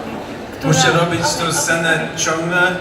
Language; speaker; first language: Polish; early bilingual, heritage; Polish